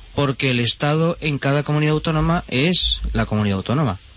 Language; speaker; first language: Spanish; native; Spanish